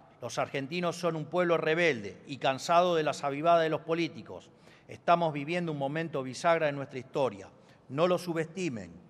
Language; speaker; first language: Spanish; native; Spanish